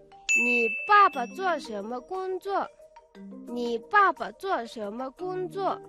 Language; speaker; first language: Chinese; non-native, fluent; Mongolian